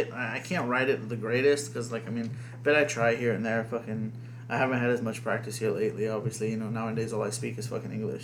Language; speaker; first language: English; early bilingual, other home language; Spanish